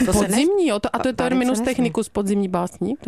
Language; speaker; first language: Czech; native; Czech